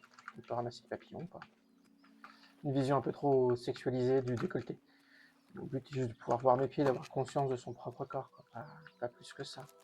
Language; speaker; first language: French; native; French